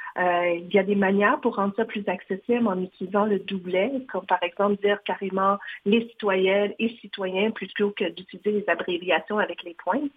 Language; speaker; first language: French; non-native, fluent; Vietnamese